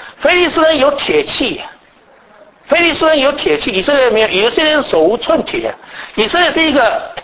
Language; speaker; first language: Chinese; native; Chinese